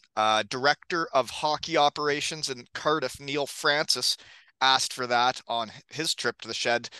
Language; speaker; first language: English; native; English